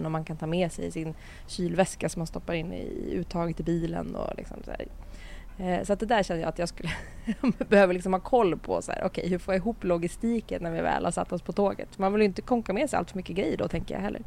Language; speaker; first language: Swedish; native; Swedish